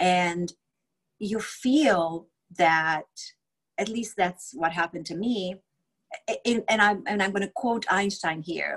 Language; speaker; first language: English; non-native, fluent; Romanian